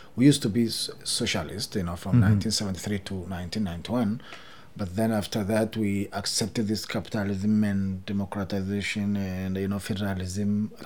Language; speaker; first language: English; non-native, fluent; Oromo